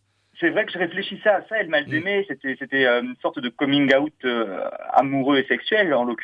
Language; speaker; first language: French; native; French